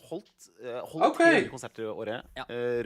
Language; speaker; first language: Norwegian; native; Norwegian